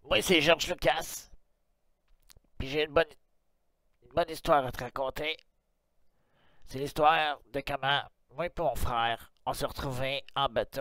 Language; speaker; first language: French; native; French